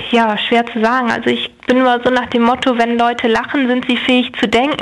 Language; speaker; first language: German; native; German